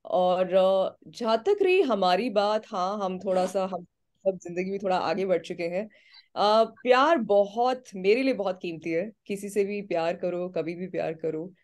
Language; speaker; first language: Hindi; native; Hindi